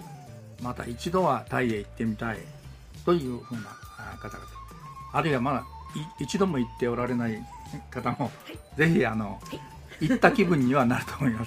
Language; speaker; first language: Japanese; native; Japanese